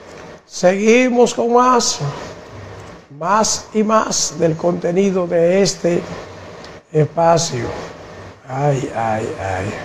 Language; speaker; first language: Spanish; native; Spanish